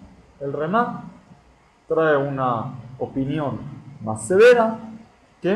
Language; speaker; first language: Spanish; native; Spanish